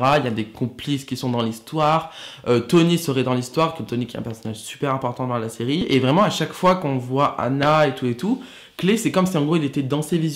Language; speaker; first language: French; native; French